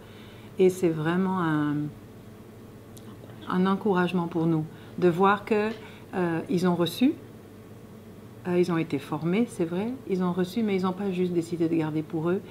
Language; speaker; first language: French; native; French